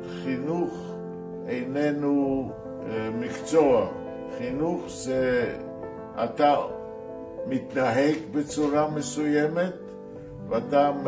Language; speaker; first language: Hebrew; non-native, fluent; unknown